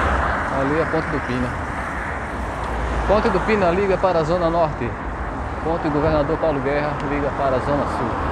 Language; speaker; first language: Portuguese; native; Portuguese